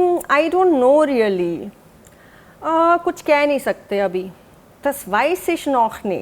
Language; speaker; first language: German; non-native, fluent; Hindi